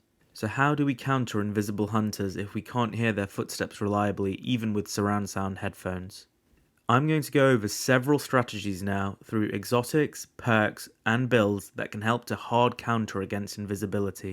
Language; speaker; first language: English; native; English